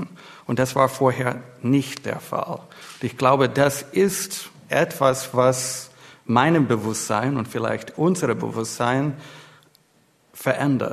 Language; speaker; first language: German; non-native, fluent; English